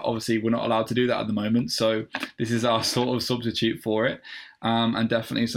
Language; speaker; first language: English; native; English